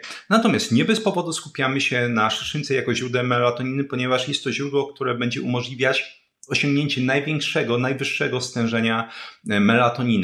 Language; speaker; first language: Polish; native; Polish